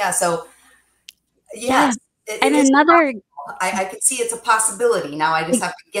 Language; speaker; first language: English; native; English